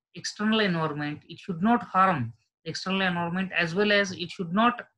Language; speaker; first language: English; non-native, local second language; Marathi